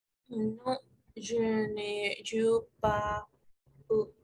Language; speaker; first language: French; non-native, learner; Spanish